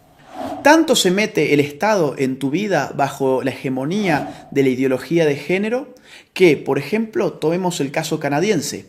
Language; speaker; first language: Spanish; native; Spanish